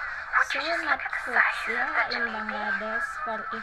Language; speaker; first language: English; non-native, learner; Indonesian